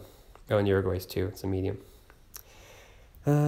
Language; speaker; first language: English; native; English